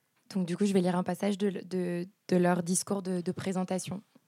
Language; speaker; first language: French; native; French